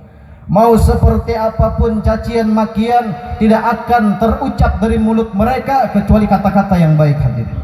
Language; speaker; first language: Indonesian; non-native, local second language; Banjar